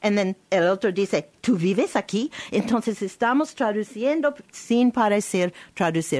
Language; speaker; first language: Spanish; non-native, learner; English